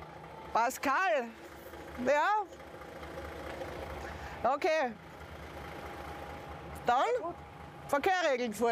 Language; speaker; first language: German; native; German